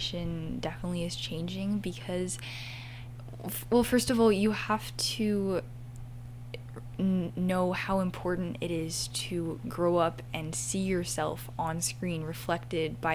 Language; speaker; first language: English; native; English